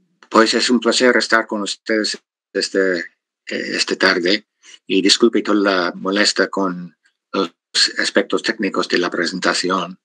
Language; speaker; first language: Spanish; non-native, fluent; English